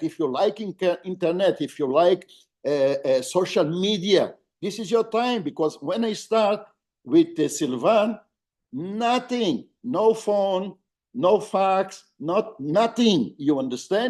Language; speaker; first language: English; non-native, fluent; Portuguese